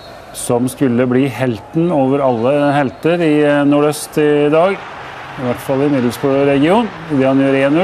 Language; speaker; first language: Norwegian; native; Norwegian